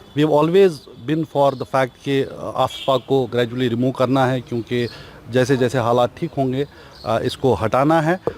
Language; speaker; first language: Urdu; non-native, local second language; Kashmiri